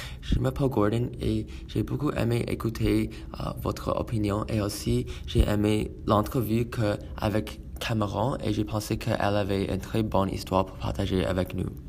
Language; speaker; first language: French; non-native, learner; English